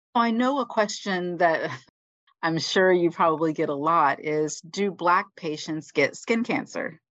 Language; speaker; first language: English; native; English